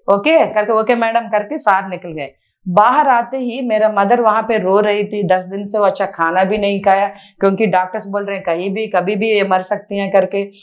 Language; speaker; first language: Hindi; non-native, local second language; Telugu